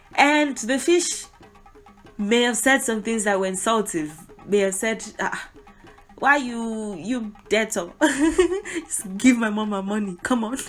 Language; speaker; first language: English; non-native, local second language; Yoruba